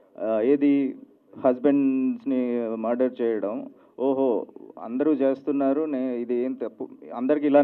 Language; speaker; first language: Telugu; native; Telugu